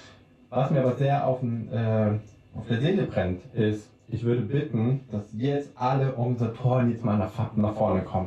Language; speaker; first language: German; native; German